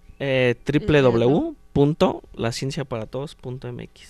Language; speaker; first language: Spanish; native; Spanish